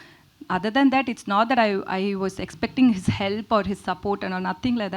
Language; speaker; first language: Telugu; non-native, learner; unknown